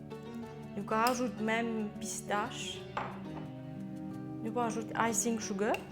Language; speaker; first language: French; non-native, local second language; Morisyen